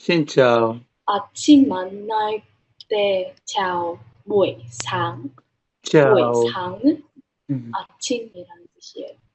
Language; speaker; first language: Korean; non-native, learner; Vietnamese